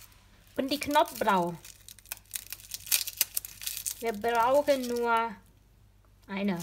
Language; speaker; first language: German; non-native, learner; Thai